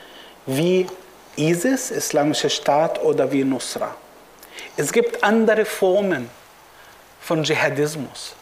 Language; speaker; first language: German; non-native, fluent; Arabic